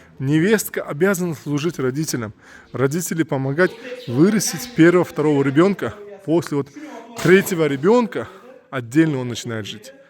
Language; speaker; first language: Russian; non-native, local second language; Uzbek